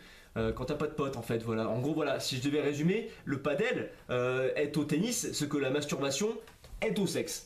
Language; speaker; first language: French; native; French